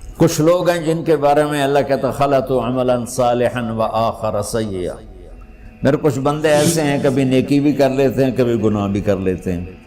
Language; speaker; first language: Urdu; non-native, local second language; Punjabi